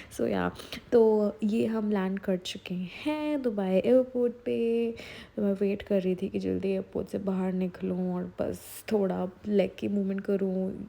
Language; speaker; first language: Hindi; native; Hindi